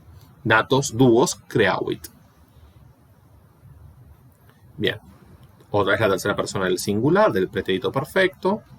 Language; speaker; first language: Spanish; native; Spanish